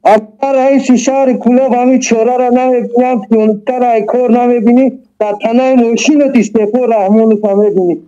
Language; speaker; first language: Tajik; native; Tajik